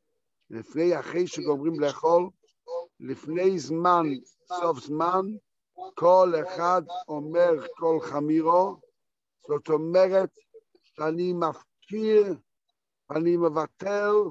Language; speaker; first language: Hebrew; non-native, fluent; Yiddish